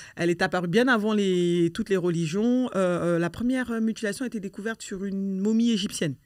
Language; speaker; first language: French; native; French